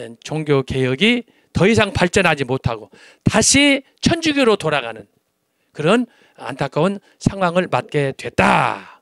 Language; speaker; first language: Korean; native; Korean